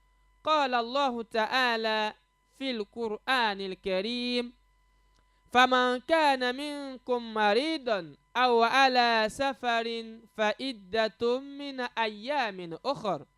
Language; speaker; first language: Arabic; non-native, fluent; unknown